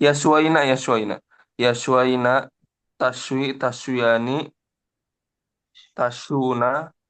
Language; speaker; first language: Arabic; non-native, learner; Indonesian